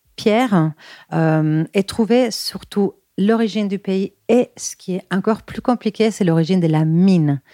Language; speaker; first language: French; non-native, fluent; Spanish